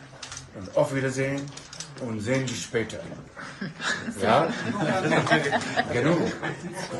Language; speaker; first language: German; non-native, learner; Punjabi